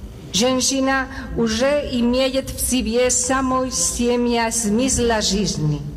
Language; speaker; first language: Russian; non-native, learner; Spanish